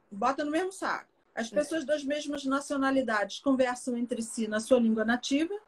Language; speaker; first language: Portuguese; native; Portuguese